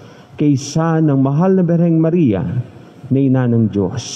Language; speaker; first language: Filipino; native; Filipino